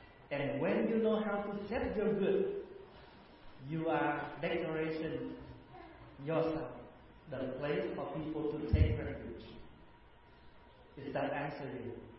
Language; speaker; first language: English; non-native, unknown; Vietnamese